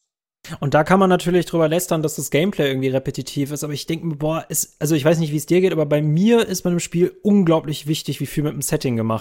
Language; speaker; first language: German; native; German